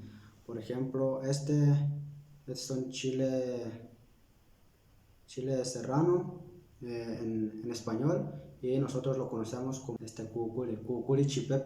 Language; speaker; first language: Spanish; non-native, local second language; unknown